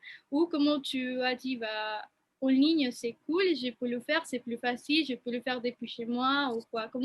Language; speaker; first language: French; non-native, fluent; Spanish